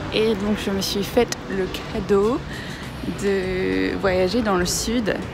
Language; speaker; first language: French; non-native, fluent; English